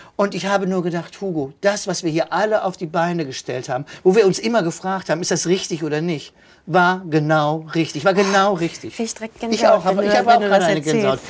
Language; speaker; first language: German; native; German